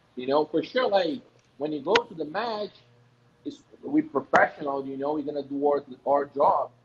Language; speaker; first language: English; non-native, fluent; Portuguese